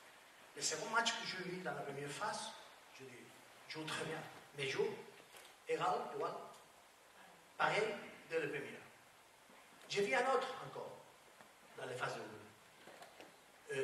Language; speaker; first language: French; non-native, learner; Spanish